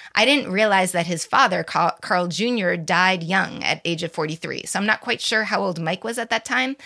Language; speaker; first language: English; native; English